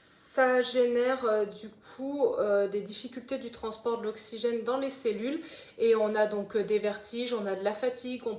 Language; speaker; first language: French; native; French